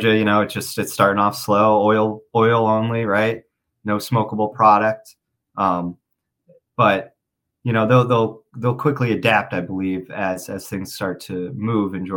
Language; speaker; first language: English; native; English